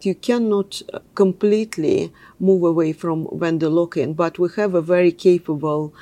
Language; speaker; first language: English; non-native, fluent; Russian